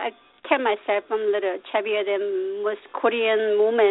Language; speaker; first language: English; non-native, learner; Korean